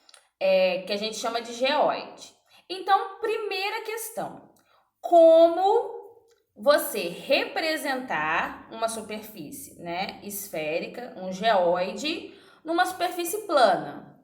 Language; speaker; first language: Portuguese; native; Portuguese